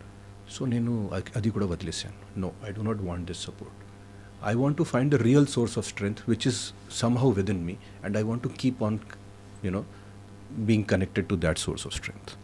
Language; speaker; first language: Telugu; non-native, fluent; Hindi